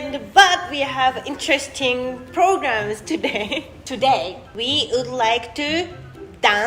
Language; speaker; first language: English; non-native, fluent; Japanese